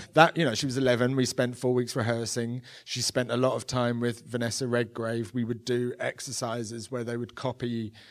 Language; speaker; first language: English; native; English